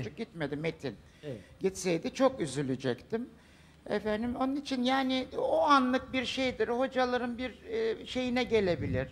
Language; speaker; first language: Turkish; native; Turkish